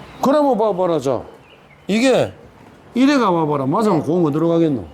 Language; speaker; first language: Korean; native; Korean